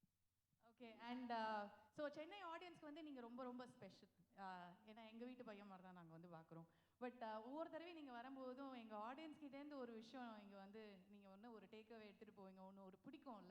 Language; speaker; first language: Tamil; native; Tamil